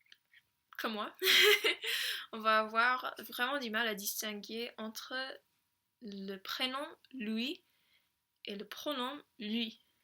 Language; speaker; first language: French; non-native, fluent; English